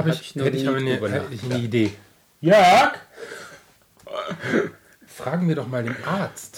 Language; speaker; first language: German; native; German